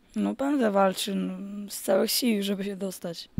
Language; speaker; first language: Polish; native; Polish